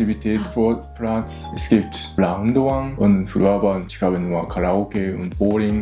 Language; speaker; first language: German; non-native, learner; Japanese